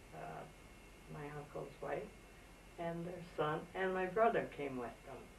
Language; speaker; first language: English; early bilingual, other home language; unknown